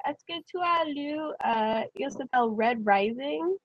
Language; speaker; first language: French; non-native, learner; English